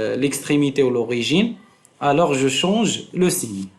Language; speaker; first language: French; non-native, local second language; Arabic